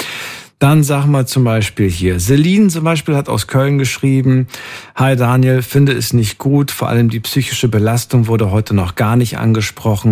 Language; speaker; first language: German; native; German